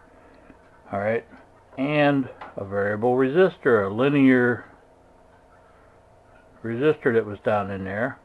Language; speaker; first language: English; native; English